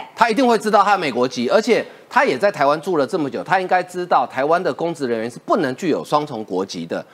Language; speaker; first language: Chinese; native; Chinese